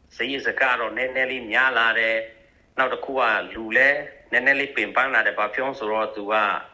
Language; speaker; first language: Burmese; non-native, local second language; Shan